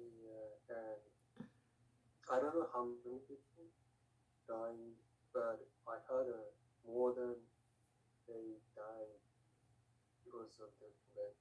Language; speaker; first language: English; non-native, learner; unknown